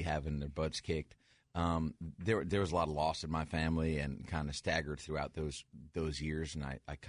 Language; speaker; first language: English; native; English